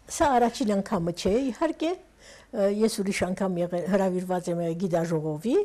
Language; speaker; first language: Armenian; early bilingual, heritage; Armenian